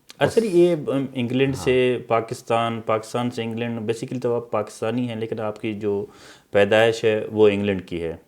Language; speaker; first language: Urdu; native; Urdu